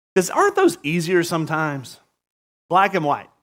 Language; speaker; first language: English; native; English